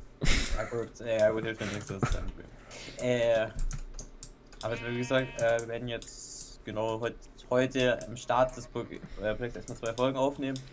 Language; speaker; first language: German; native; German